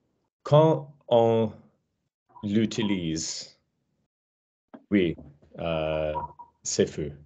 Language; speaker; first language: French; non-native, learner; English